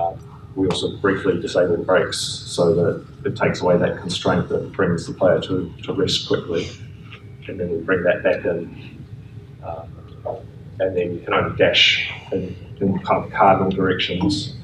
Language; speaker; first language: English; native; English